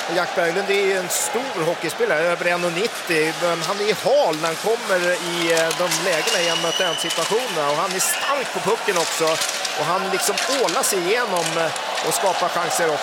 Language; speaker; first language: Swedish; native; Swedish